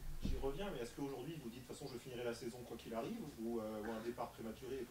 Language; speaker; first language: French; native; French